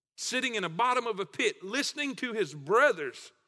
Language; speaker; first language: English; native; English